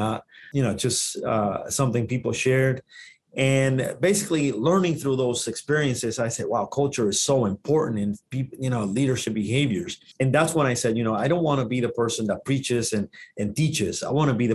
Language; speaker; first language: English; non-native, fluent; Spanish